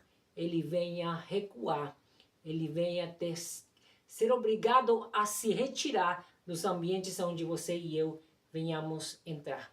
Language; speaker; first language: Portuguese; non-native, fluent; Spanish